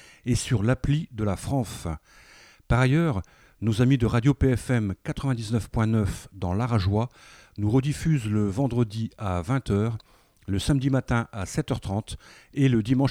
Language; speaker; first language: French; native; French